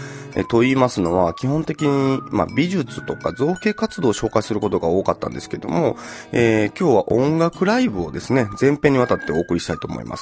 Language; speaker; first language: Japanese; native; Japanese